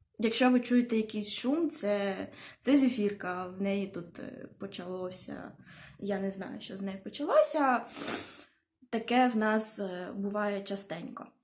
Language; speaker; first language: Ukrainian; non-native, local second language; Russian